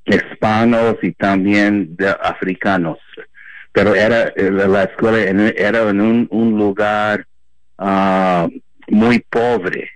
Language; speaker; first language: Spanish; non-native, fluent; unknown